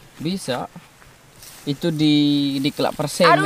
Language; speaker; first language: Indonesian; native; Indonesian